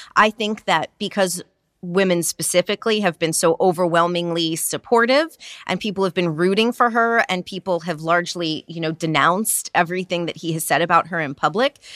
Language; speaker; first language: English; native; English